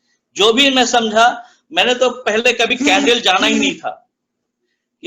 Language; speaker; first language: Hindi; native; Hindi